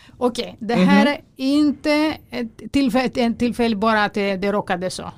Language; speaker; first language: Swedish; early bilingual, other home language; Greek